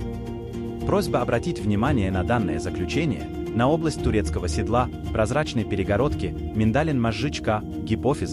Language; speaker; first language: Russian; native; Russian